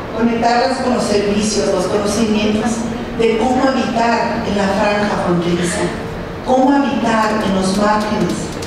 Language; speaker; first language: Spanish; early bilingual, heritage; Spanish